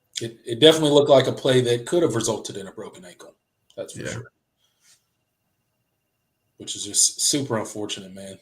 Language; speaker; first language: English; native; English